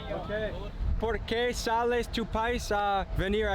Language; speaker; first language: Spanish; non-native, learner; English